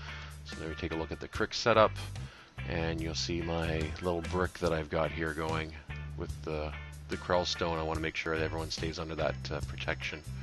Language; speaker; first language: English; native; English